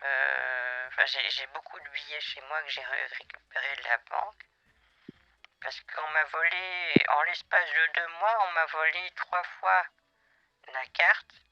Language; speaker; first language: French; native; French